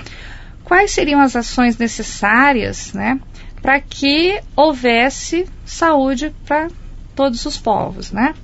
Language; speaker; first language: Portuguese; native; Portuguese